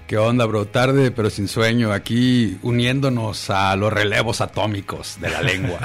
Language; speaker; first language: Spanish; native; Spanish